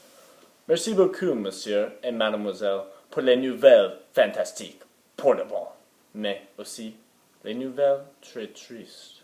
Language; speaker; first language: French; non-native, learner; English